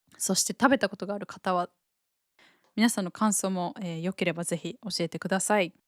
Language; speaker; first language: Japanese; native; Japanese